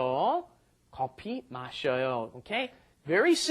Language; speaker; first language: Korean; non-native, fluent; English